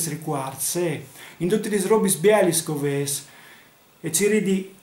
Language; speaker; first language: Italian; non-native, local second language; Friulian